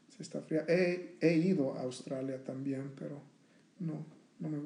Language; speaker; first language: Spanish; early bilingual, heritage; Spanish